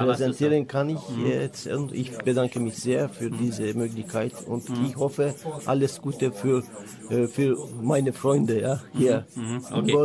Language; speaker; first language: German; non-native, learner; Turkish